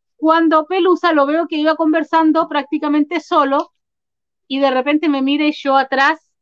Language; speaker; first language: Spanish; native; Spanish